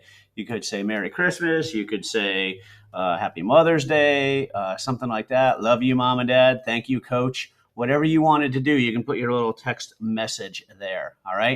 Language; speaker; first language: English; native; English